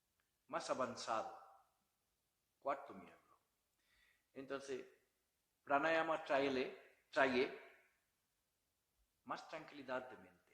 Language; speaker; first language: Spanish; non-native, learner; Bangla